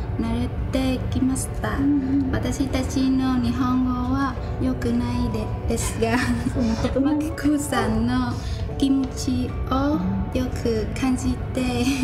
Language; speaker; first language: Japanese; non-native, learner; Vietnamese